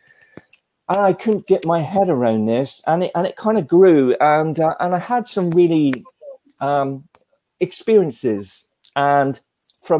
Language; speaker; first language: English; native; English